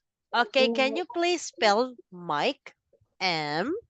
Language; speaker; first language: English; non-native, fluent; Filipino